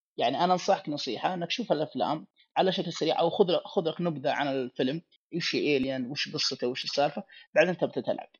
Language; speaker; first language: Arabic; native; Arabic